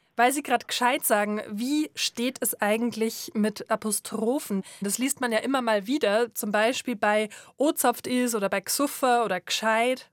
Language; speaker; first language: German; native; German